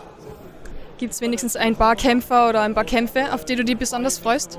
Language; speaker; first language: German; native; German